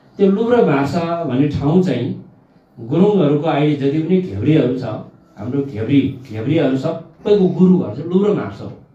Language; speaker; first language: Nepali; non-native, local second language; Gurung